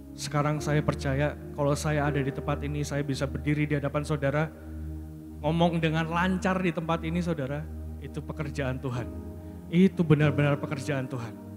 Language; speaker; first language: Indonesian; native; Indonesian